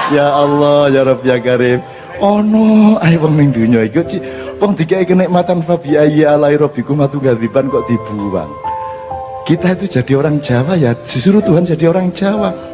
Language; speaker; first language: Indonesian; non-native, local second language; Javanese